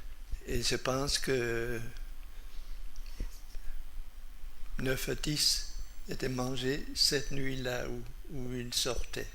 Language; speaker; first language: French; non-native, fluent; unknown